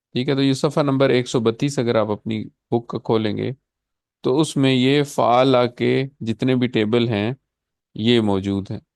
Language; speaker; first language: Urdu; native; Urdu